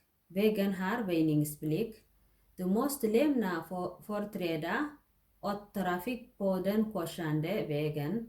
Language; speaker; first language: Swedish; non-native, learner; Tigrinya